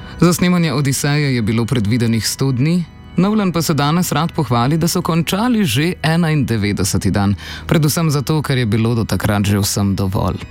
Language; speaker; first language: Slovenian; native; Slovenian